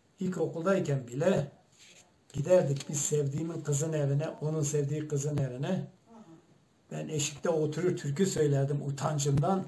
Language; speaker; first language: Turkish; non-native, local second language; Zaza